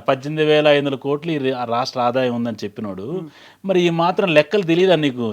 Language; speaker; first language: Telugu; native; Telugu